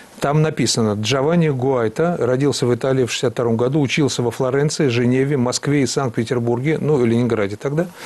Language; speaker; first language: Russian; native; Russian